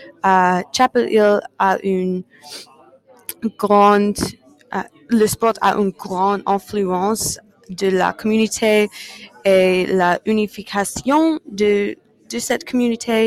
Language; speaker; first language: French; non-native, learner; English